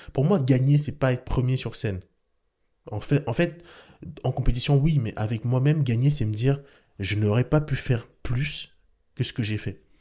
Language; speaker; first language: French; early bilingual, other home language; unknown